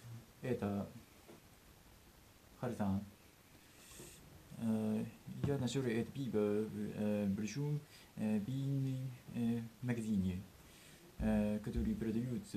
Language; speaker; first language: Russian; non-native, learner; Japanese